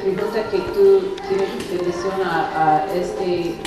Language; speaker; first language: Spanish; non-native, learner; English